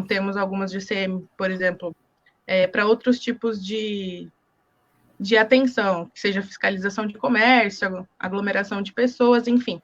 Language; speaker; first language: Portuguese; native; Portuguese